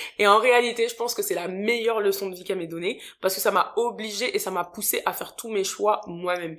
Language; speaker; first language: French; native; French